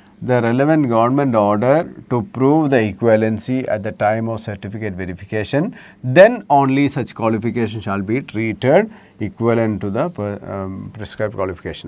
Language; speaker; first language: English; non-native, local second language; Malayalam